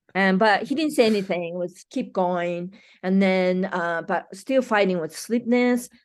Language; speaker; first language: English; non-native, fluent; Japanese